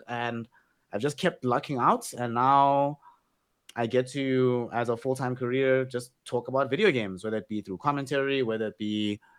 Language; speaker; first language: English; non-native, local second language; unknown